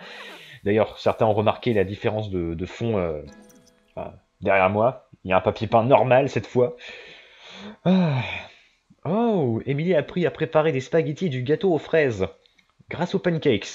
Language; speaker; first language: French; native; French